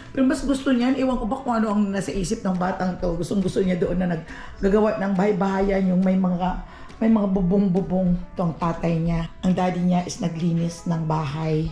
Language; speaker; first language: Filipino; non-native, local second language; Cebuano